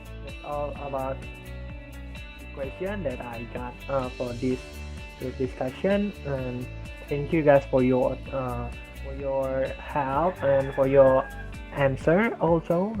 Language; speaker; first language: English; non-native, learner; Indonesian